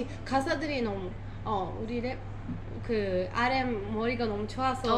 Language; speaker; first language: Korean; non-native, fluent; Turkish